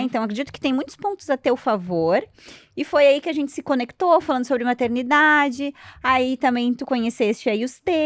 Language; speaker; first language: Portuguese; native; Portuguese